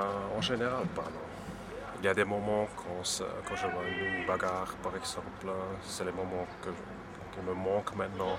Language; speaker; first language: French; non-native, local second language; German